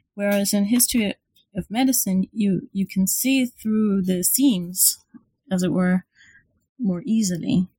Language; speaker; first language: English; non-native, fluent; Hebrew